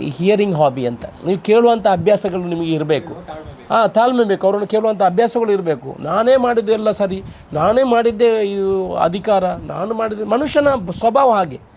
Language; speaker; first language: Kannada; non-native, local second language; Tulu